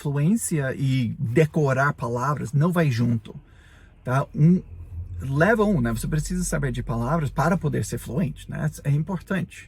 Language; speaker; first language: Portuguese; non-native, fluent; English